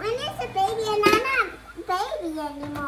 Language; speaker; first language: English; native; English